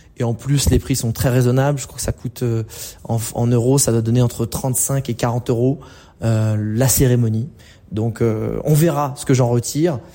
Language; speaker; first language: French; native; French